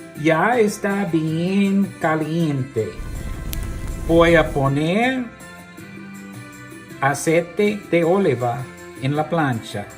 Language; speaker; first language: Spanish; non-native, learner; English